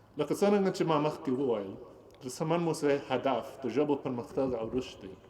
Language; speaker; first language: Pashto; non-native, fluent; English